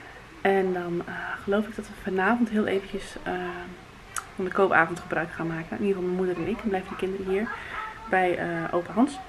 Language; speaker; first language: Dutch; native; Dutch